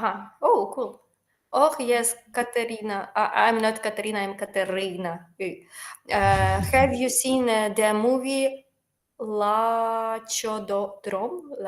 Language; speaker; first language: English; non-native, learner; Ukrainian